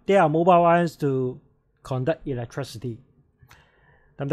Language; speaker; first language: English; non-native, local second language; Cantonese